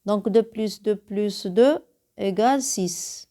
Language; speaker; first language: French; non-native, local second language; Arabic